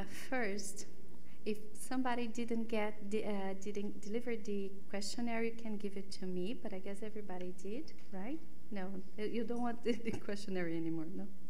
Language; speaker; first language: English; non-native, fluent; Portuguese